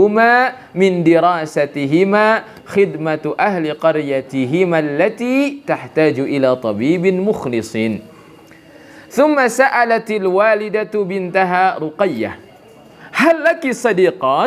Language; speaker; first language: Arabic; non-native, fluent; Indonesian